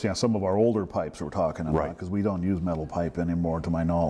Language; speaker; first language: English; native; English